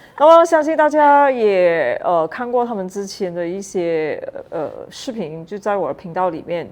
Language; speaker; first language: Chinese; native; Chinese